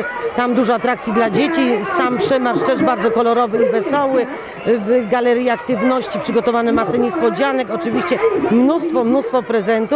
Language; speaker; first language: Polish; native; Polish